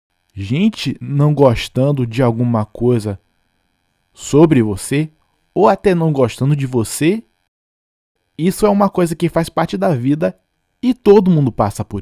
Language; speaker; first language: Portuguese; non-native, fluent; English